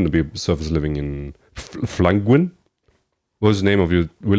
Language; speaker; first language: English; non-native, fluent; Norwegian